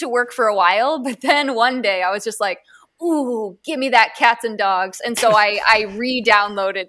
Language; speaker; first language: English; native; English